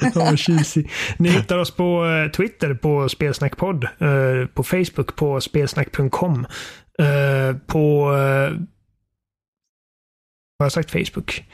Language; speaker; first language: Swedish; native; Swedish